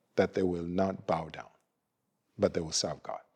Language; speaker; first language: English; non-native, local second language; Luo (Kenya and Tanzania)